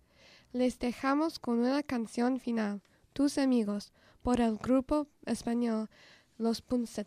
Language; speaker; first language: Spanish; non-native, fluent; English